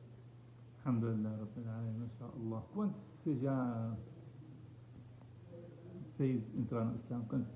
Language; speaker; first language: Portuguese; non-native, fluent; Arabic